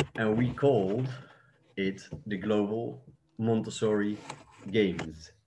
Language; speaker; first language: English; non-native, fluent; Dutch